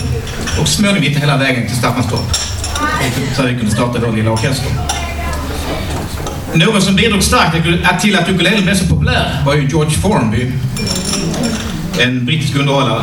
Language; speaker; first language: Swedish; native; Swedish